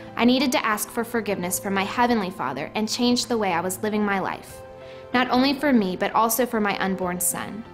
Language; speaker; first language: English; native; English